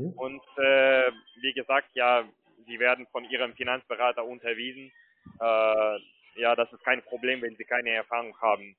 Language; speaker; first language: German; non-native, fluent; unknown